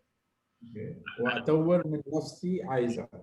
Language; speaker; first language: Arabic; non-native, learner; Hindi